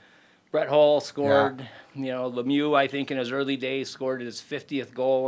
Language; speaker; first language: English; native; English